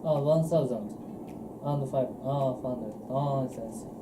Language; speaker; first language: English; non-native, learner; Japanese